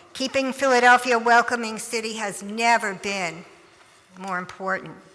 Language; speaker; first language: English; native; English